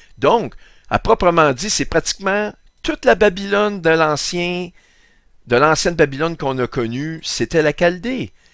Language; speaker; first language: French; native; French